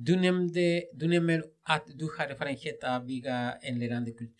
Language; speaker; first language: Swedish; non-native, fluent; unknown